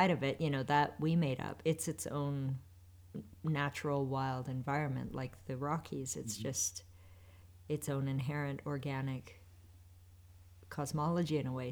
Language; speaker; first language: English; native; English